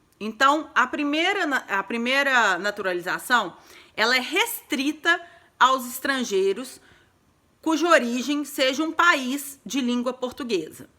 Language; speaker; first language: Portuguese; native; Portuguese